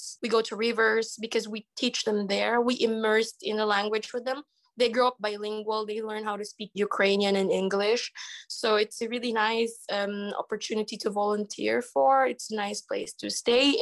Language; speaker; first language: English; non-native, local second language; Iloko